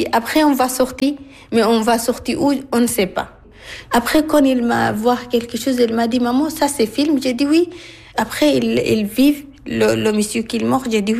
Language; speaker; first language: French; non-native, learner; Somali